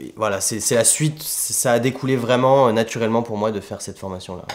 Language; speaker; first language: French; native; French